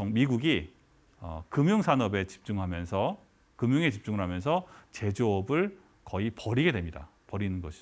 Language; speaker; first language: Korean; native; Korean